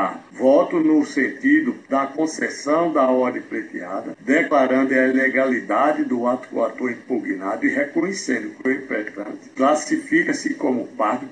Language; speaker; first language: Portuguese; native; Portuguese